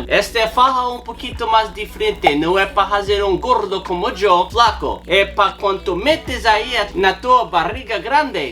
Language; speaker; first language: Spanish; non-native, learner; English